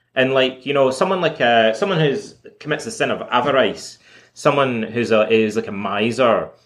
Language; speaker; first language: English; native; English